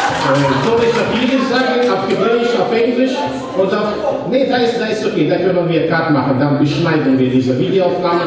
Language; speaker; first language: German; non-native, fluent; Russian